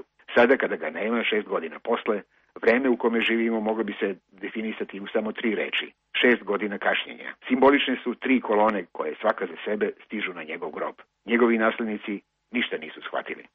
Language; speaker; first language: Croatian; native; Croatian